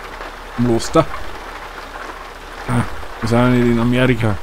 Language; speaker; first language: German; native; German